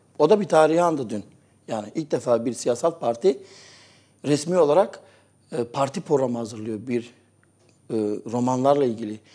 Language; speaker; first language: Turkish; native; Turkish